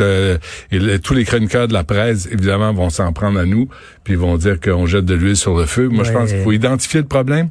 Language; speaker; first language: French; native; French